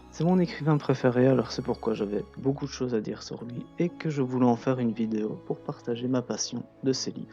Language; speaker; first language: French; native; French